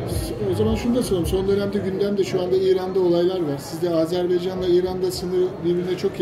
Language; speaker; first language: Turkish; native; Turkish